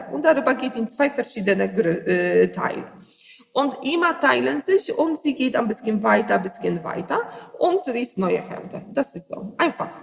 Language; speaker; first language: German; non-native, learner; Polish